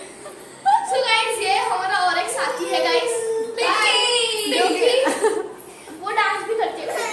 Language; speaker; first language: Hindi; non-native, local second language; Marathi